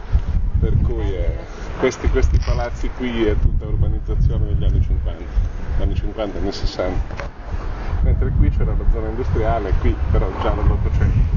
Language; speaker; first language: Italian; native; Italian